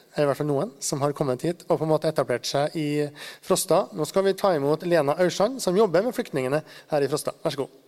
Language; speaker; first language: Norwegian; native; Norwegian